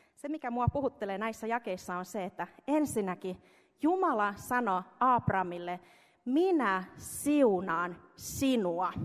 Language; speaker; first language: Finnish; early bilingual, heritage; Finnish